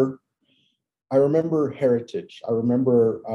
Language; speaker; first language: English; native; English